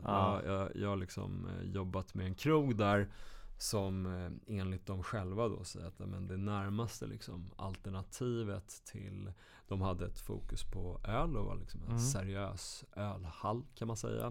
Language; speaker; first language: Swedish; native; Swedish